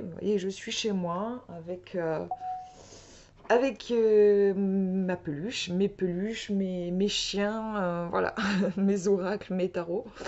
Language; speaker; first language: French; native; French